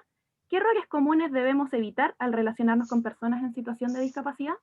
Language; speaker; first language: Spanish; native; Spanish